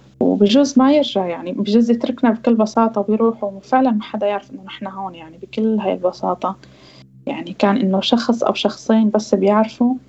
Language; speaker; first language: Arabic; native; Arabic